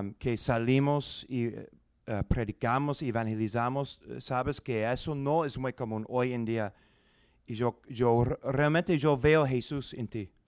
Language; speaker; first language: Spanish; non-native, fluent; English